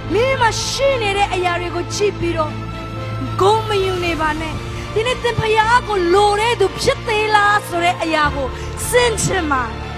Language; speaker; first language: Burmese; non-native, local second language; Tedim Chin